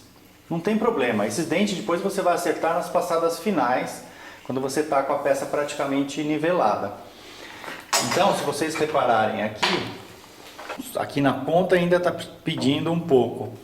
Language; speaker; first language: Portuguese; native; Portuguese